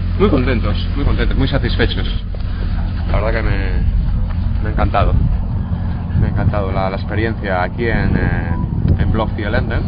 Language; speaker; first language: Spanish; native; Spanish